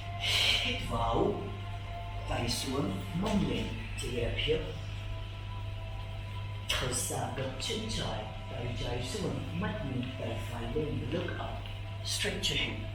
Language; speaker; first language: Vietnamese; non-native, learner; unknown